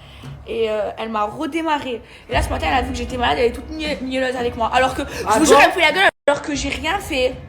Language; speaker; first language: French; native; French